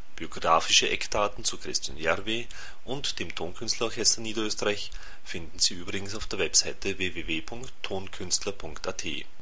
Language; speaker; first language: German; native; German